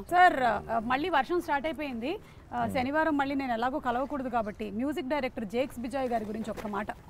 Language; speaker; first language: Telugu; native; Telugu